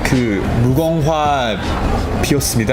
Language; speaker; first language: Korean; non-native, fluent; English